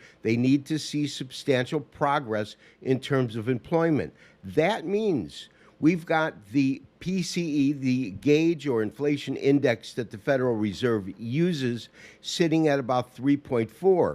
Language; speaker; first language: English; native; English